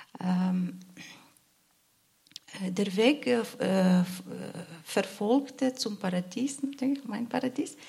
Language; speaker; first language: German; non-native, learner; Arabic